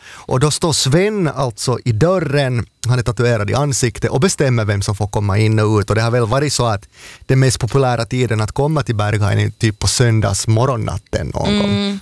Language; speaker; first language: Swedish; native; Swedish